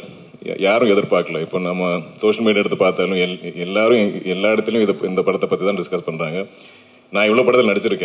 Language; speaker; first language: Tamil; non-native, local second language; Malayalam